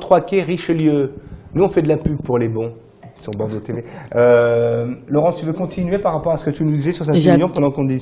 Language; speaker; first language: French; native; French